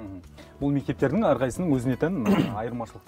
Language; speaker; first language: Kazakh; native; Kazakh